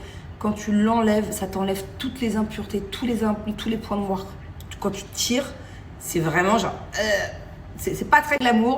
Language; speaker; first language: French; native; French